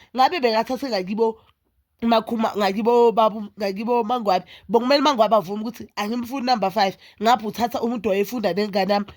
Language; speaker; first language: Zulu; native; Zulu